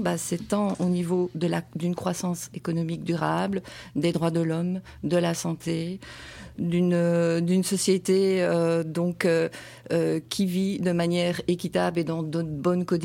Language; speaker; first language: French; native; French